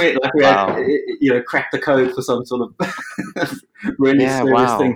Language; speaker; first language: English; native; English